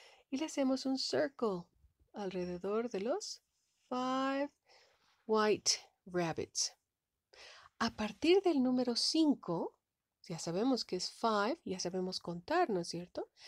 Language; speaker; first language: Spanish; native; Spanish